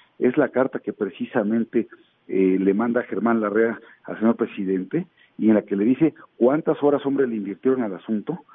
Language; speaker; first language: Spanish; native; Spanish